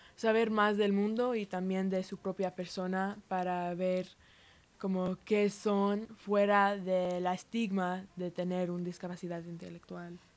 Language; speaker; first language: Spanish; early bilingual, heritage; Spanish